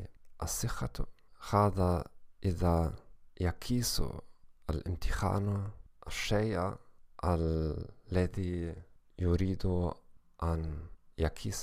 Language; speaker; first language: Arabic; non-native, learner; German